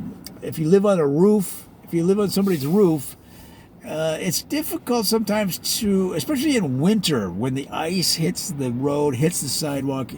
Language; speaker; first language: English; native; English